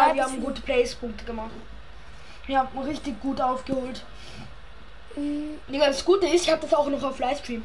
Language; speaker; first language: German; early bilingual, other home language; Turkish